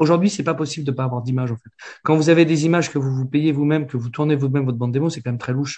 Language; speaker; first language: French; native; French